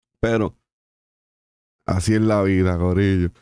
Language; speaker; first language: Spanish; native; Spanish